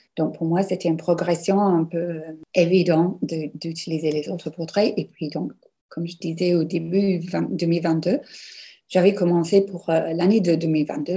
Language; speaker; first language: French; non-native, fluent; English